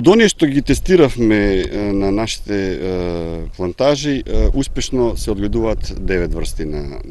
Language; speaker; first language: Macedonian; native; Macedonian